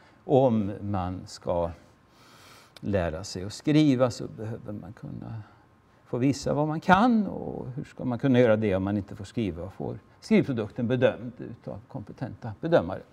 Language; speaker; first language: Swedish; native; Swedish